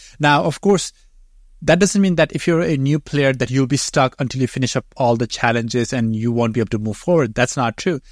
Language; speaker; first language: English; non-native, fluent; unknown